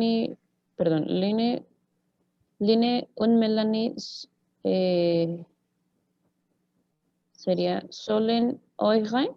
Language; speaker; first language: German; non-native, learner; Spanish